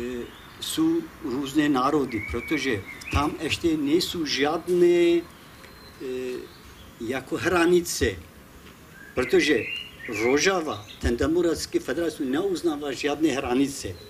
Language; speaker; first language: Czech; non-native, fluent; Kurdish